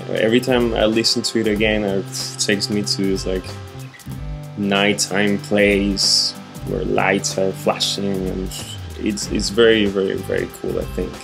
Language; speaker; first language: English; non-native, fluent; Spanish